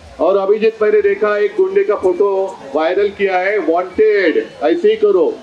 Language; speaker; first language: Hindi; non-native, local second language; Marathi